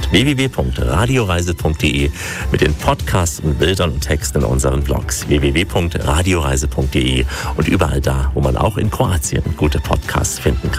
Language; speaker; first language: German; native; German